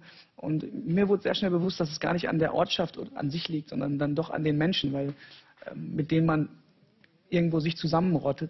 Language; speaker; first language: German; native; German